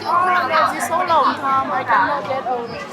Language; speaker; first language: English; non-native, learner; Chinese